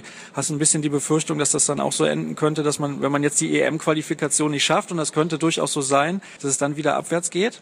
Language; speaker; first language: German; native; German